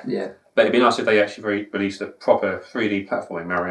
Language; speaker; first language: English; native; English